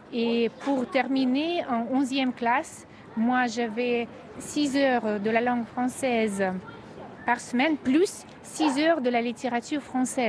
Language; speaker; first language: French; non-native, fluent; Russian